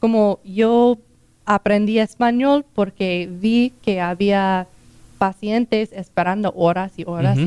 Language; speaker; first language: Spanish; non-native, learner; English